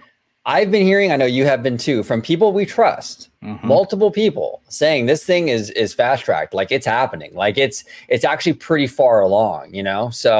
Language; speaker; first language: English; native; English